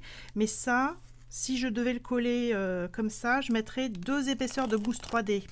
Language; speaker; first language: French; native; French